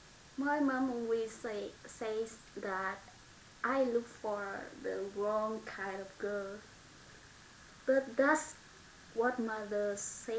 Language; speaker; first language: English; non-native, learner; Vietnamese